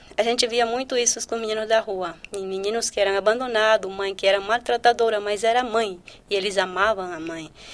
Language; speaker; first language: Portuguese; early bilingual, heritage; Portuguese